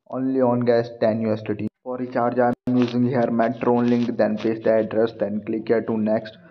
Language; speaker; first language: English; non-native, learner; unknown